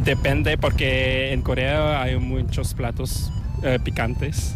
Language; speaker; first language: Spanish; non-native, learner; Korean